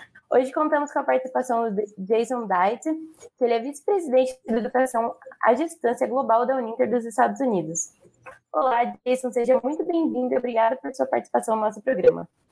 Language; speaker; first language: Portuguese; native; Portuguese